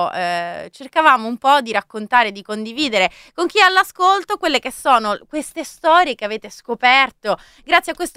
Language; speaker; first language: Italian; native; Italian